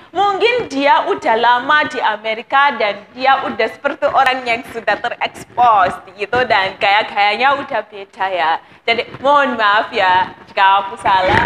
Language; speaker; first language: Indonesian; non-native, fluent; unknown